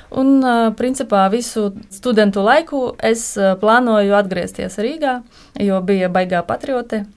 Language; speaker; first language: Latvian; non-native, local second language; Russian